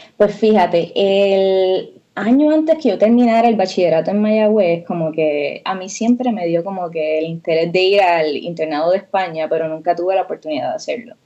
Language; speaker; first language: Spanish; native; Spanish